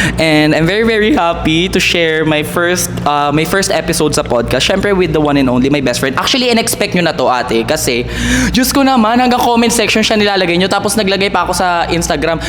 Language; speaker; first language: Filipino; native; Filipino